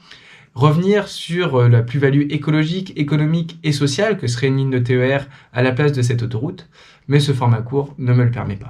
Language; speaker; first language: French; native; French